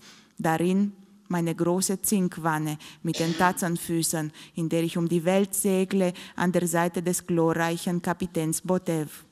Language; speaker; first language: German; non-native, fluent; Romanian